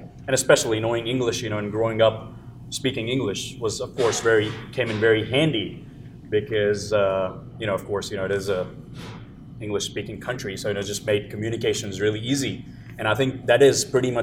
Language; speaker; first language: English; non-native, local second language; Gujarati